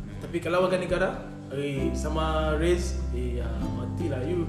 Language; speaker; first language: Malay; non-native, learner; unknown